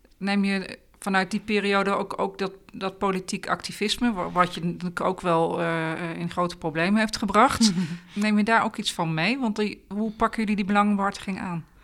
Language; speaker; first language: Dutch; native; Dutch